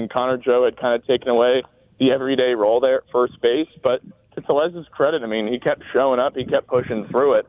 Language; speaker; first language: English; native; English